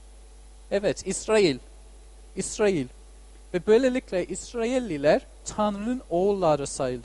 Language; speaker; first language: Turkish; non-native, fluent; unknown